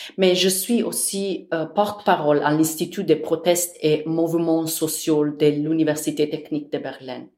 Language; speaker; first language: French; non-native, fluent; Italian